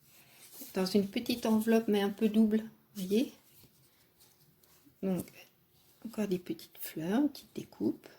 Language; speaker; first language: French; native; French